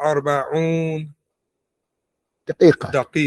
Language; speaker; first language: Arabic; non-native, learner; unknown